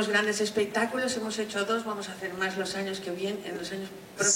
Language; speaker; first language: Spanish; native; Spanish